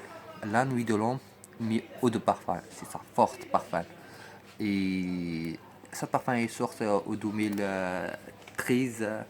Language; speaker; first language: French; non-native, learner; Arabic